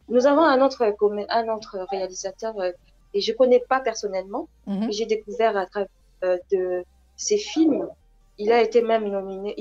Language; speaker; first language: French; non-native, local second language; Lingala